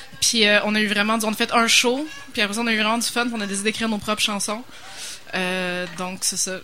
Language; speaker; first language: French; native; French